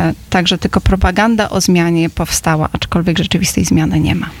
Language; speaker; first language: Polish; native; Polish